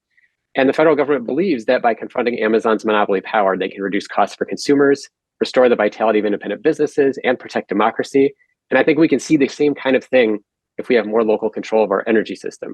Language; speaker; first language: English; native; English